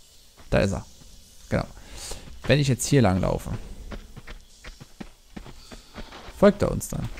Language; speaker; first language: German; native; German